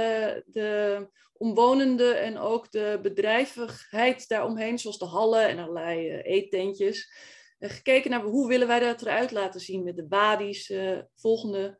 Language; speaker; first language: Dutch; native; Dutch